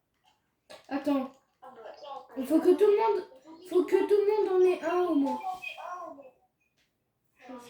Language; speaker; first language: French; native; French